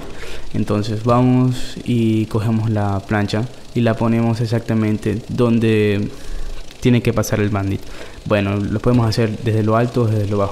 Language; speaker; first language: Spanish; native; Spanish